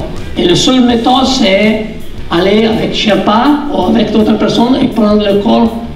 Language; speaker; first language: French; non-native, learner; Italian